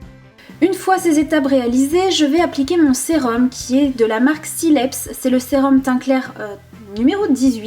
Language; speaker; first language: French; native; French